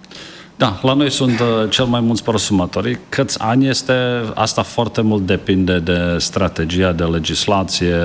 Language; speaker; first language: Romanian; non-native, fluent; Czech